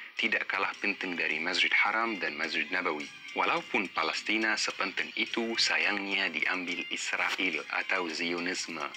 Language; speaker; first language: Indonesian; non-native, fluent; Arabic